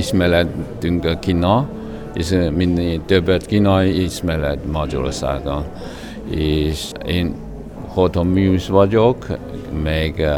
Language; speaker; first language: Hungarian; non-native, learner; Chinese